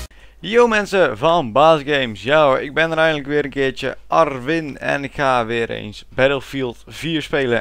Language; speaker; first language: Dutch; native; Dutch